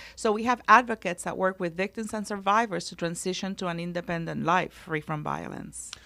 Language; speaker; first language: English; non-native, local second language; Spanish